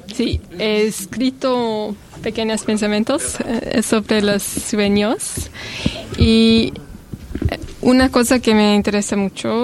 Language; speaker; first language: Spanish; non-native, learner; French